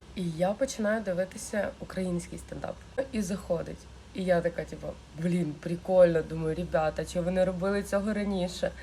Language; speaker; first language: Ukrainian; non-native, local second language; Russian